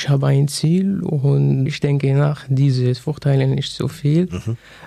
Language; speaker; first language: German; non-native, fluent; Arabic